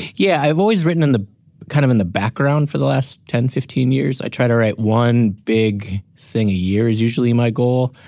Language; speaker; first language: English; native; English